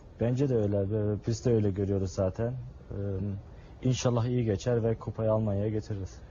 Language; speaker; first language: Turkish; early bilingual, heritage; Turkish